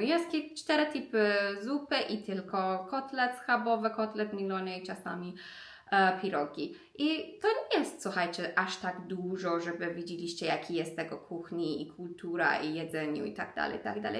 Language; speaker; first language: Polish; non-native, learner; Persian